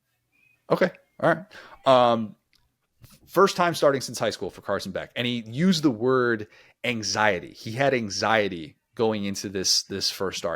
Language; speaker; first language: English; native; English